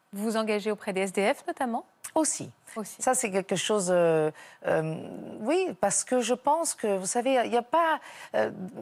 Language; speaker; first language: French; non-native, fluent; Italian